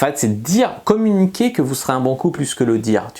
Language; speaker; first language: French; native; French